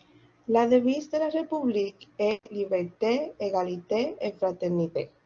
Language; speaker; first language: French; non-native, learner; Spanish